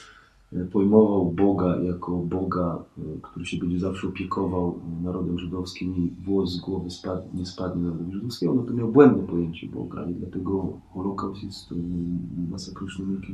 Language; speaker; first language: Polish; native; Polish